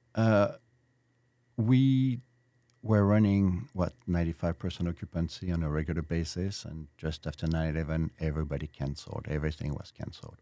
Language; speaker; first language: English; non-native, fluent; French